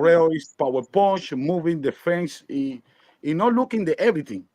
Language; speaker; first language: English; non-native, learner; Spanish